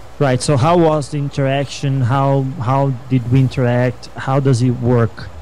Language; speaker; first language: English; non-native, fluent; Portuguese